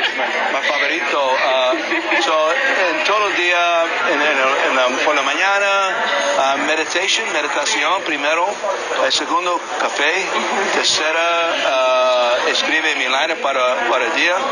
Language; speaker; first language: Spanish; non-native, learner; English